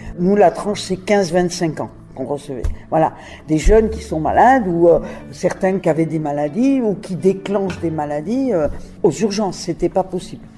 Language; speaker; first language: French; native; French